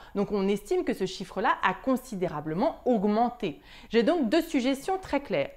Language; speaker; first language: French; native; French